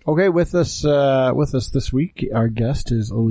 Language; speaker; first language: English; native; English